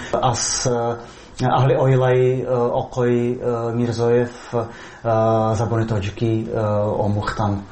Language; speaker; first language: Persian; non-native, fluent; Czech